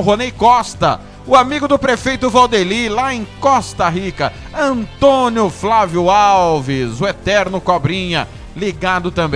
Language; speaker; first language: Portuguese; native; Portuguese